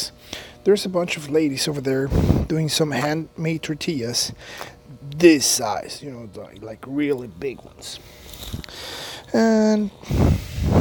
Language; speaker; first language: English; non-native, fluent; Spanish